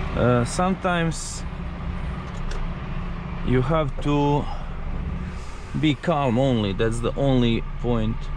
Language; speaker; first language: English; non-native, learner; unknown